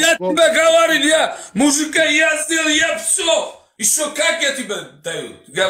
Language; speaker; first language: Russian; non-native, learner; Uzbek